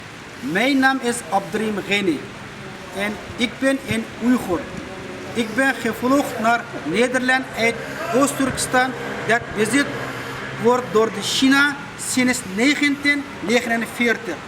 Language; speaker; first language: Dutch; non-native, fluent; Uyghur